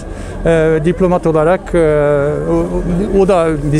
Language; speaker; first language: Turkish; non-native, fluent; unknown